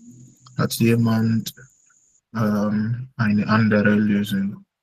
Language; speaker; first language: German; non-native, fluent; Akan